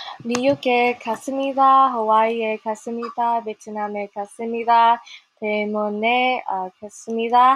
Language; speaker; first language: Korean; non-native, learner; Vietnamese